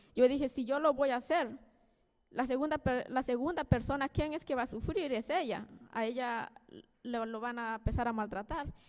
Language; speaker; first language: Spanish; native; Spanish